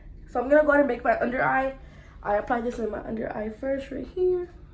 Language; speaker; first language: English; early bilingual, other home language; Spanish